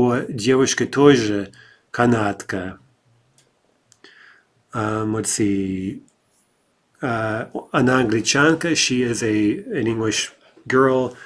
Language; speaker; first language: Russian; non-native, fluent; English